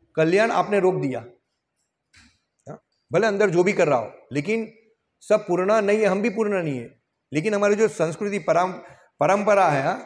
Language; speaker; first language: Hindi; non-native, local second language; Gujarati